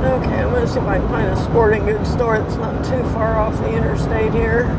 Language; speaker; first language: English; native; English